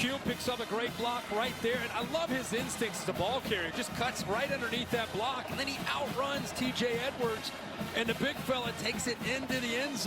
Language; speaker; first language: English; native; English